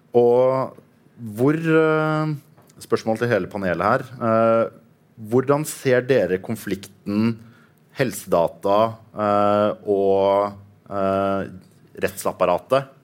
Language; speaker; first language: Norwegian; native; Norwegian